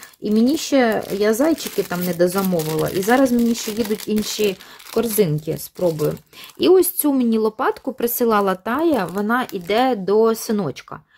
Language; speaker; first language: Ukrainian; non-native, local second language; Russian